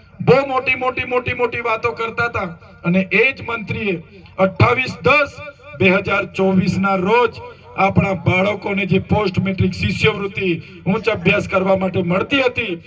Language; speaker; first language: Gujarati; non-native, local second language; Vasavi